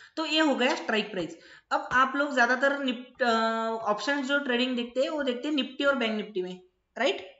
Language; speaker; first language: Hindi; non-native, local second language; Marathi